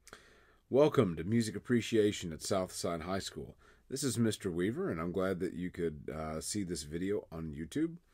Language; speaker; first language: English; native; English